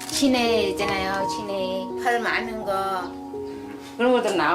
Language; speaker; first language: Korean; non-native, learner; Khmer